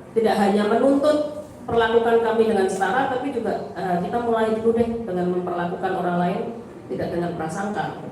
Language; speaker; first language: Indonesian; native; Indonesian